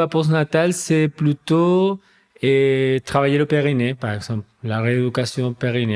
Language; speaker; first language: French; non-native, fluent; Spanish